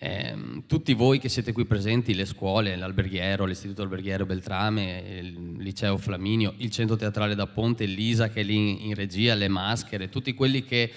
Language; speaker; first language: Italian; native; Italian